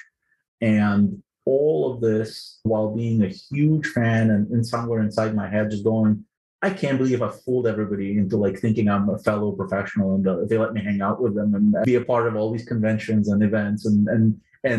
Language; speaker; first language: English; non-native, fluent; Ukrainian